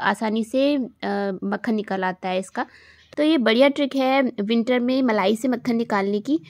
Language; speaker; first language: Hindi; native; Hindi